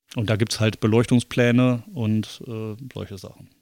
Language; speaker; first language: German; native; German